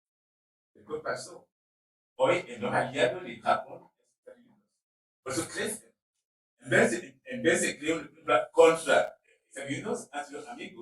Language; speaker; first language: Spanish; non-native, learner; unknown